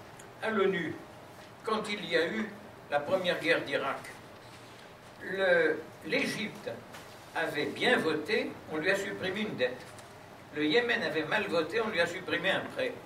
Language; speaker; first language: French; native; French